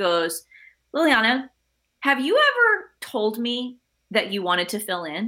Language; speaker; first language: English; early bilingual, other home language; Spanish